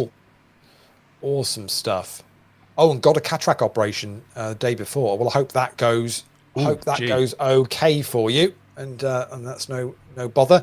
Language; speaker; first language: English; native; English